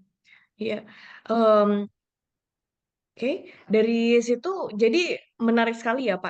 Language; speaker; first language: Indonesian; native; Indonesian